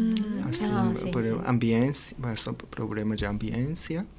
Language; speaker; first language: Portuguese; non-native, fluent; Japanese